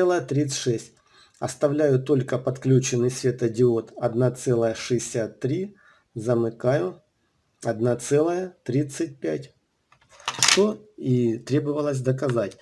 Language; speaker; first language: Russian; native; Russian